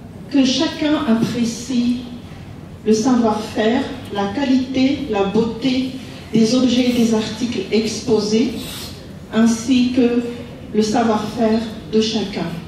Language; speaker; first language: French; non-native, local second language; Malagasy